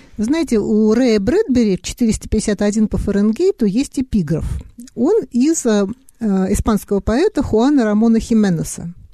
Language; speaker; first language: Russian; native; Russian